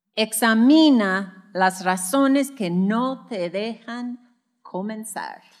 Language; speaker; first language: Spanish; non-native, fluent; English